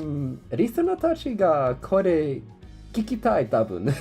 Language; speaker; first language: Japanese; non-native, learner; English